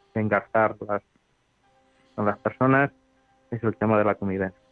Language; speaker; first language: Spanish; native; Spanish